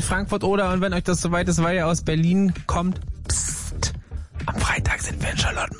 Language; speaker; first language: German; native; German